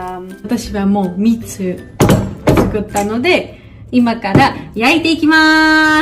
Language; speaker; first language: Japanese; non-native, learner; Georgian